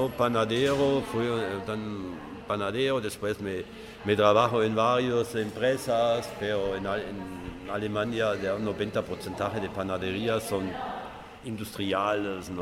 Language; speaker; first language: Spanish; non-native, fluent; German